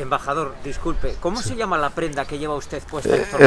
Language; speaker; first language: Spanish; native; Spanish